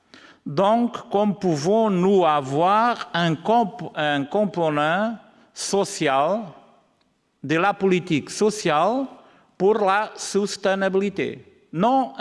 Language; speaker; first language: French; non-native, learner; Portuguese